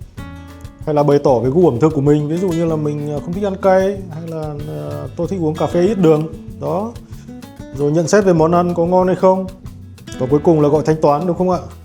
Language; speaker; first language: Vietnamese; native; Vietnamese